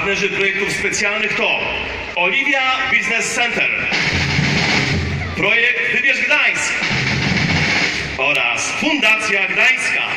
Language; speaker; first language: Polish; native; Polish